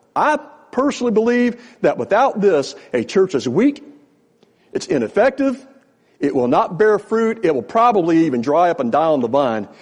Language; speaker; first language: English; native; English